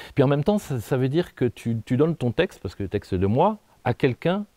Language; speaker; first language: French; native; French